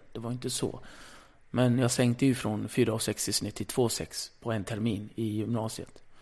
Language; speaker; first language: Swedish; early bilingual, other home language; Kurdish